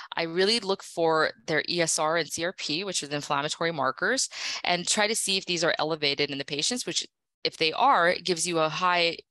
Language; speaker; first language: English; native; English